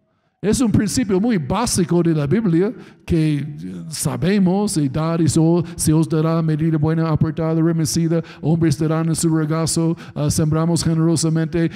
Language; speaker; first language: Spanish; non-native, fluent; English